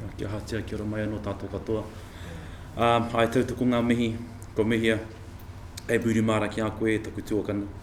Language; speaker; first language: Māori; non-native, local second language; English